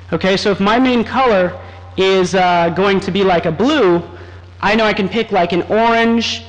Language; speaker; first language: English; native; English